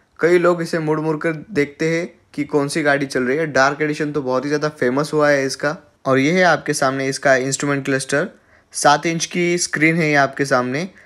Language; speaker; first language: Hindi; native; Hindi